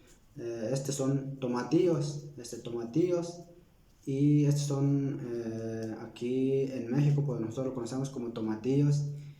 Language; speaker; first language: Spanish; non-native, local second language; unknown